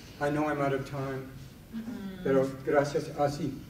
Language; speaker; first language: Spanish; non-native, fluent; English